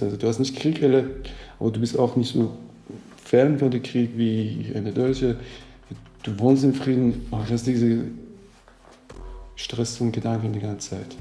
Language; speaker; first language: German; non-native, fluent; Persian